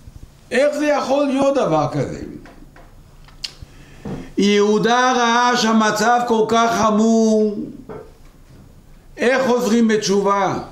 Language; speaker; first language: Hebrew; non-native, local second language; Yiddish